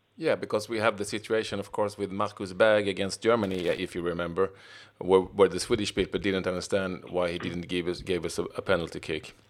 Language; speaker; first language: English; non-native, fluent; Swedish